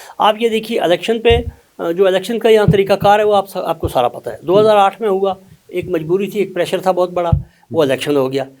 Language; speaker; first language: Urdu; non-native, local second language; Punjabi